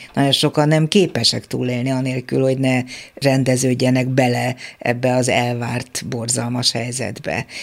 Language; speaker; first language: Hungarian; native; Hungarian